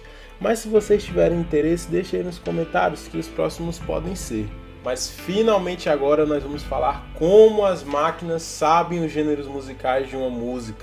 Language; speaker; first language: Portuguese; native; Portuguese